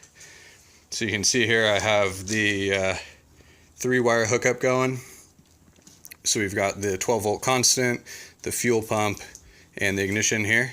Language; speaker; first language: English; native; English